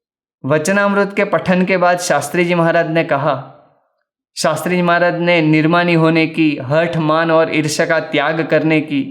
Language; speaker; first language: Hindi; native; Hindi